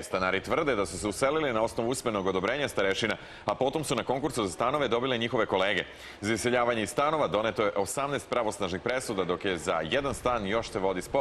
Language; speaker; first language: Serbian; native; Serbian